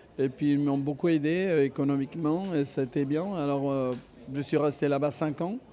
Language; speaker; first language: French; non-native, fluent; Spanish